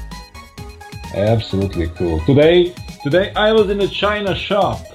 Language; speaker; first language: English; non-native, fluent; Croatian